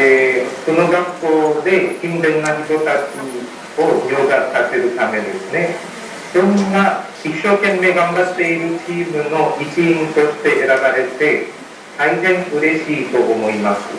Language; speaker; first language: Japanese; non-native, fluent; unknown